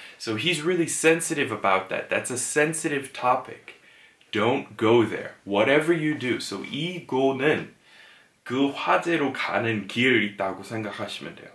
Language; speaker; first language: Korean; non-native, fluent; English